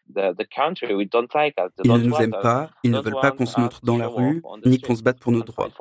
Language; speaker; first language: French; non-native, fluent; Polish